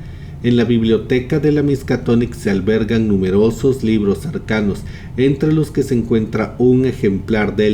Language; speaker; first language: Spanish; native; Spanish